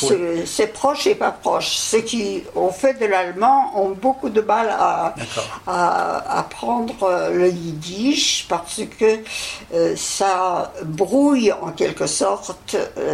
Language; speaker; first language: French; early bilingual, other home language; Yiddish